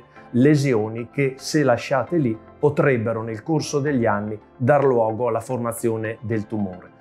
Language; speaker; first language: Italian; native; Italian